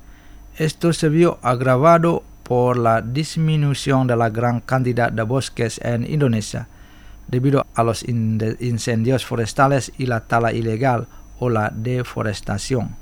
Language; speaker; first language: Spanish; non-native, fluent; Indonesian